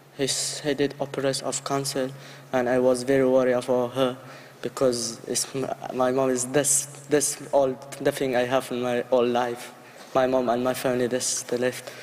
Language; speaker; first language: English; early bilingual, other home language; Arabic